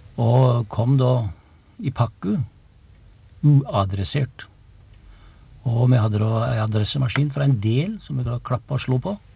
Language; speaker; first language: Norwegian; native; Norwegian